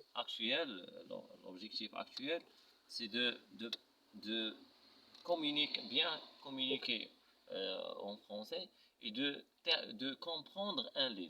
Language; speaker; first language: French; non-native, local second language; Arabic